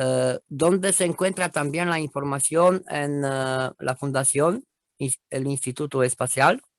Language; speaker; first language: Spanish; non-native, learner; Romanian